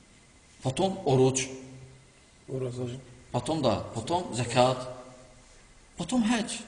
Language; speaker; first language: Russian; non-native, learner; Azerbaijani